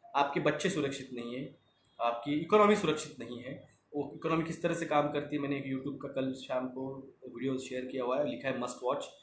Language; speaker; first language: Hindi; non-native, local second language; Marathi